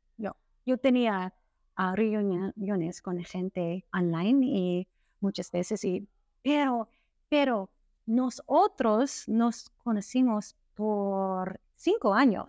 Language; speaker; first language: Spanish; non-native, learner; English